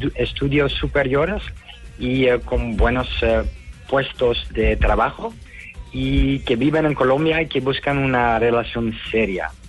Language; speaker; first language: Spanish; non-native, learner; Dutch